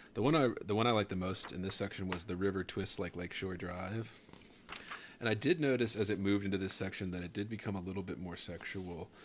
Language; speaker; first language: English; native; English